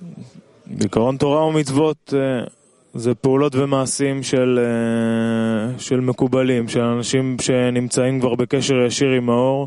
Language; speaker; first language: Hebrew; non-native, fluent; Russian